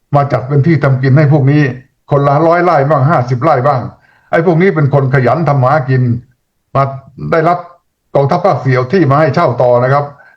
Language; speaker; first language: Thai; native; Thai